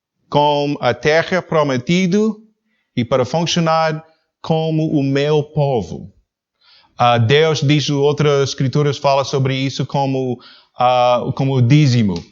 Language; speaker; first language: Portuguese; non-native, learner; English